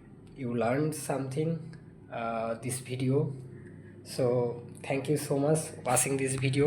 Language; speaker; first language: English; non-native, learner; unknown